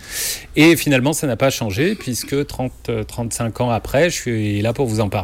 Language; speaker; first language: French; native; French